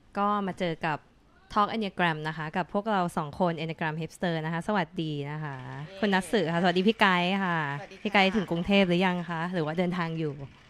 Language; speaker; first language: Thai; native; Thai